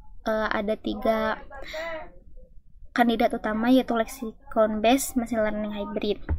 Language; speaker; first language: Indonesian; native; Indonesian